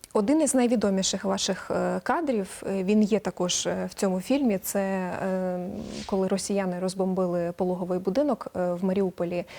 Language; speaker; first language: Ukrainian; native; Ukrainian